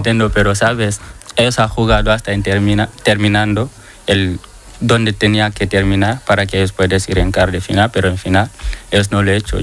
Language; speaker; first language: Spanish; non-native, learner; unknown